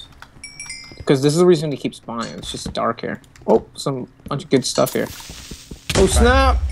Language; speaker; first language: English; native; English